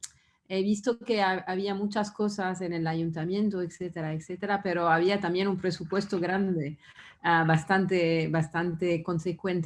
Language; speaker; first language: Spanish; non-native, fluent; French